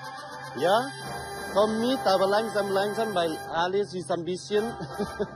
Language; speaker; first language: German; non-native, learner; Italian